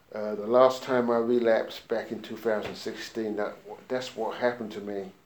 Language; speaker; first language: English; native; English